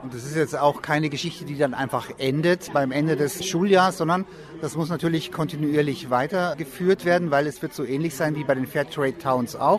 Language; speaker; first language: German; native; German